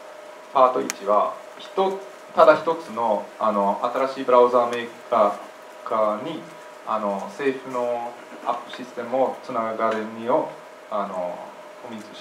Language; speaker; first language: Japanese; non-native, fluent; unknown